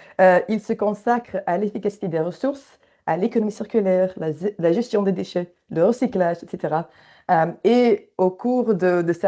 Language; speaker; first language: French; native; French